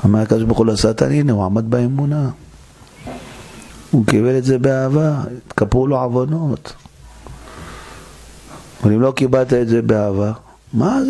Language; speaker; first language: Hebrew; native; Hebrew